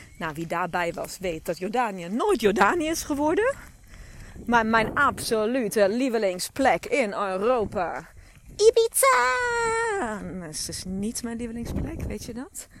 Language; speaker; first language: Dutch; native; Dutch